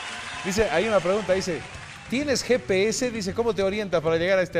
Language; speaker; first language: Spanish; native; Spanish